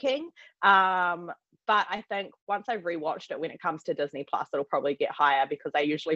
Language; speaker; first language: English; native; English